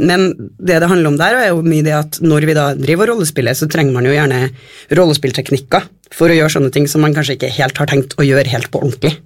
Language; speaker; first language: Norwegian; native; Norwegian